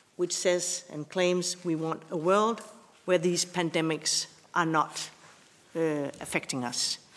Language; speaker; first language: English; non-native, fluent; Danish